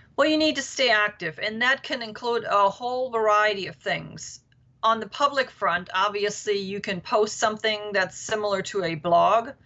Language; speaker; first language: English; non-native, fluent; German